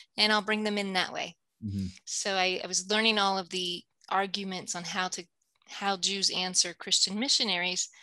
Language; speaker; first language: English; native; English